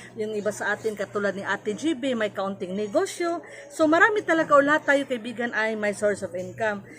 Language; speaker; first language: Filipino; native; Filipino